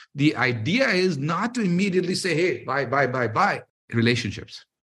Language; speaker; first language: English; non-native, local second language; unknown